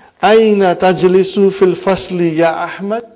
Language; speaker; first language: Arabic; non-native, fluent; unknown